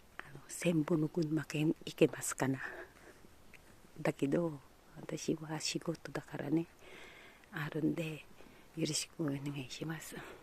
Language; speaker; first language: Japanese; non-native, learner; Filipino